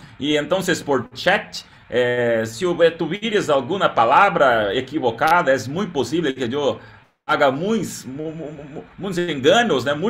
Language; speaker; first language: Spanish; non-native, learner; Portuguese